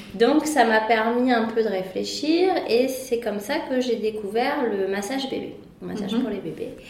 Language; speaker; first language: French; native; French